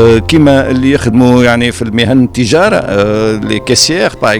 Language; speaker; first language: Arabic; native; Arabic